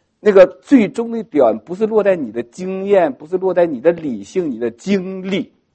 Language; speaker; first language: Chinese; native; Chinese